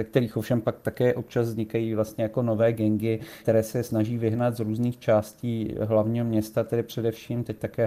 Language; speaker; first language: Czech; native; Czech